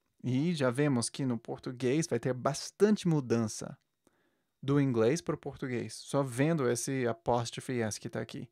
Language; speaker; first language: Portuguese; non-native, fluent; English